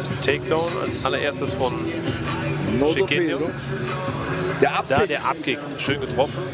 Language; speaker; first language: German; native; German